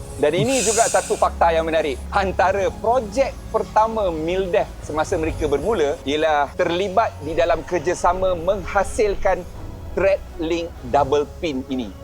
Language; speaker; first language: Malay; native; Malay